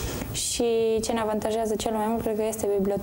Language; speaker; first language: Romanian; early bilingual, heritage; Romanian